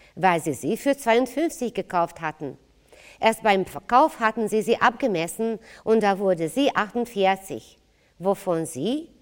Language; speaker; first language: German; non-native, fluent; Hungarian